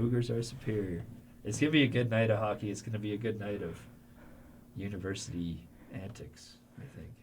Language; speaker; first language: English; native; English